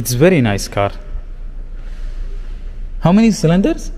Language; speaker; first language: English; non-native, learner; Arabic